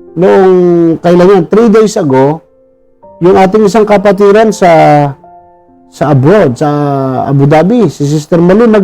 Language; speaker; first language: Filipino; native; Filipino